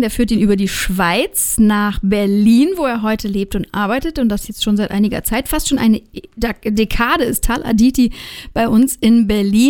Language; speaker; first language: German; native; German